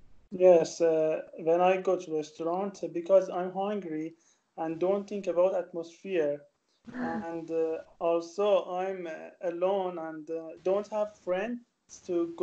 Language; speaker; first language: English; non-native, learner; Persian